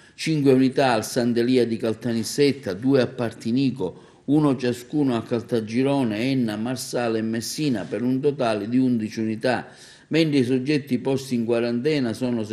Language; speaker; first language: Italian; native; Italian